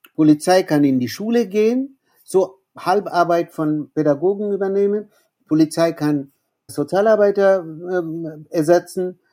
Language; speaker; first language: German; non-native, fluent; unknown